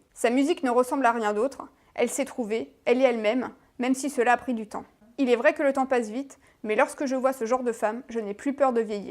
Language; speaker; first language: French; native; French